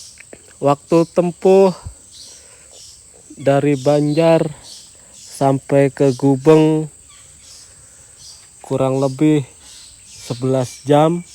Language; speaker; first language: Indonesian; non-native, fluent; Japanese